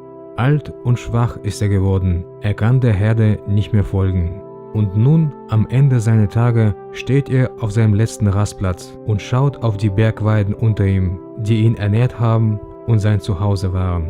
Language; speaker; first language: German; native; German